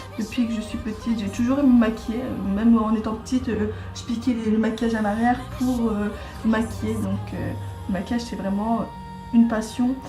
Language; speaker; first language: French; native; French